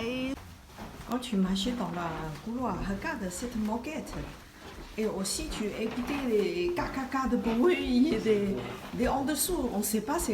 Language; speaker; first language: French; non-native, learner; Chinese